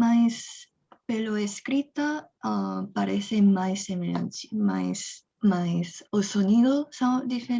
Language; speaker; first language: Portuguese; non-native, fluent; Korean